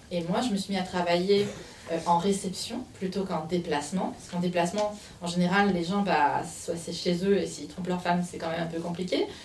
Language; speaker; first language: French; native; French